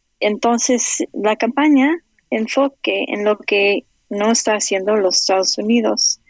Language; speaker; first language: Spanish; non-native, fluent; English